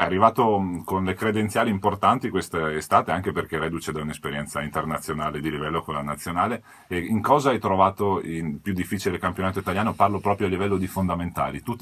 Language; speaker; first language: Italian; native; Italian